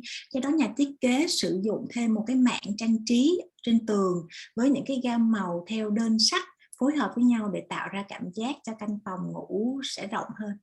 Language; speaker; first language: Vietnamese; native; Vietnamese